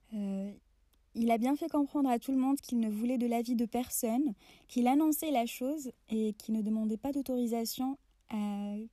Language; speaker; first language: French; non-native, local second language; Arabic